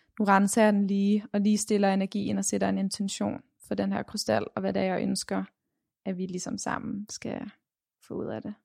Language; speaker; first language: Danish; native; Danish